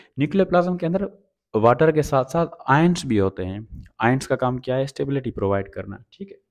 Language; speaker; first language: Urdu; non-native, local second language; Sindhi